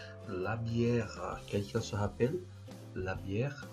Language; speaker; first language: French; non-native, fluent; Portuguese